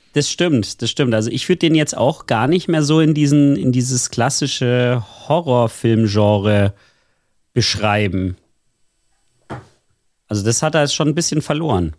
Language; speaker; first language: German; native; German